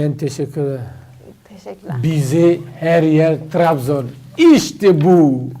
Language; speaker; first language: Turkish; non-native, learner; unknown